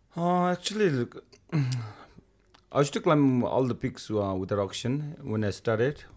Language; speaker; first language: English; non-native, local second language; Sherpa